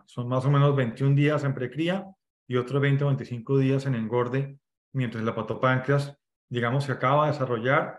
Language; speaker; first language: Spanish; native; Spanish